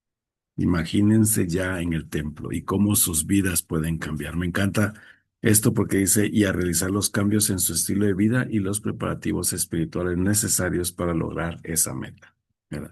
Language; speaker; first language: Spanish; native; Spanish